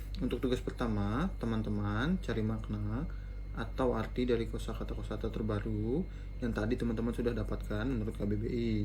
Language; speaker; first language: Indonesian; native; Indonesian